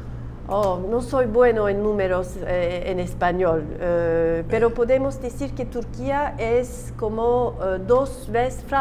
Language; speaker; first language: Spanish; non-native, learner; Turkish